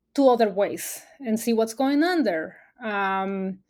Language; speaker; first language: English; non-native, fluent; Spanish